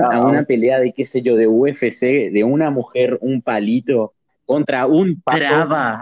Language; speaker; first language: Spanish; native; Spanish